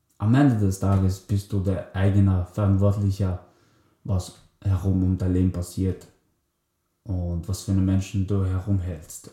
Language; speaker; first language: German; early bilingual, other home language; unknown